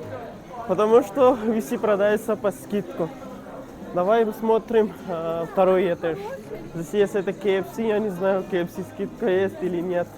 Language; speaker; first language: Russian; non-native, learner; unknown